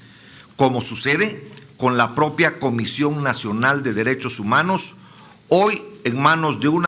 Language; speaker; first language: Spanish; native; Spanish